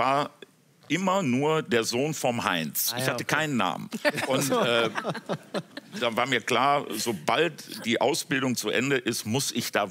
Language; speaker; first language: German; native; German